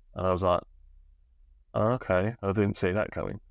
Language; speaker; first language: English; native; English